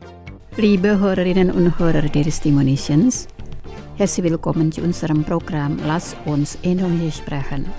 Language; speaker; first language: German; non-native, fluent; Indonesian